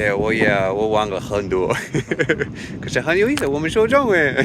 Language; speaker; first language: Chinese; non-native, learner; English